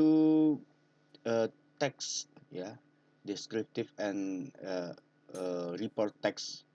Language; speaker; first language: English; non-native, learner; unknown